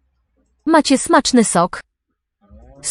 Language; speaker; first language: Polish; non-native, learner; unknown